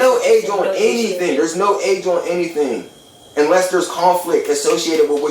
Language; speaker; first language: English; native; English